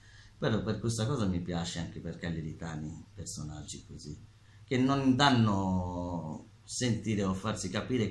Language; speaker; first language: Italian; non-native, learner; Bangla